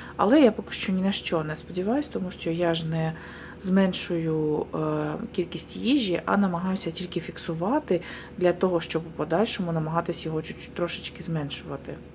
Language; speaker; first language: Ukrainian; non-native, local second language; Russian